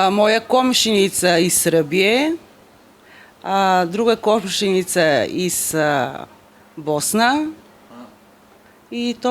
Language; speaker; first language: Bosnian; non-native, learner; Bulgarian